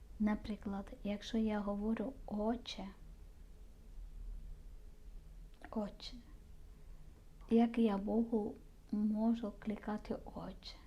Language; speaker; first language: Ukrainian; non-native, learner; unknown